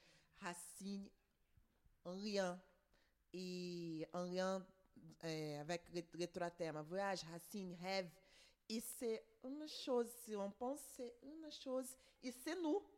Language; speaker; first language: French; non-native, learner; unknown